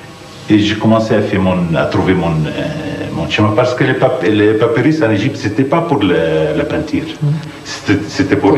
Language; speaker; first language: French; non-native, fluent; Arabic